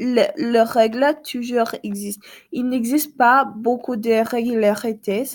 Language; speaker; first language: French; non-native, learner; English